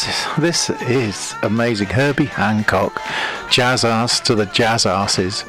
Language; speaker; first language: English; native; English